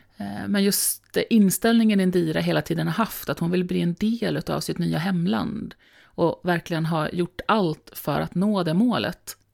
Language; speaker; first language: Swedish; native; Swedish